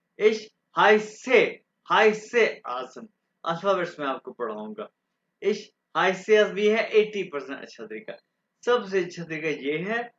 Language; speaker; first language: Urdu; non-native, local second language; Punjabi